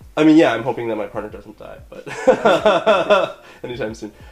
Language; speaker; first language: English; native; English